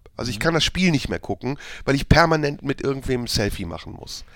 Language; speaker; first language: German; native; German